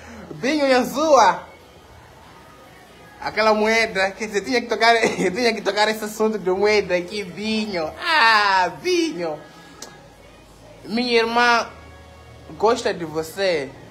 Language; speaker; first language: Portuguese; native; Portuguese